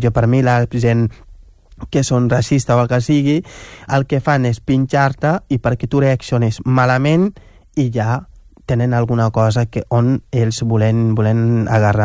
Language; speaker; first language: Catalan; non-native, fluent; Wolof